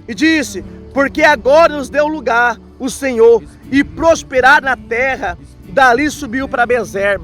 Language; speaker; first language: Portuguese; native; Portuguese